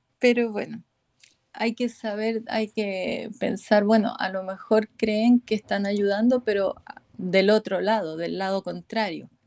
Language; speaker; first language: Spanish; native; Spanish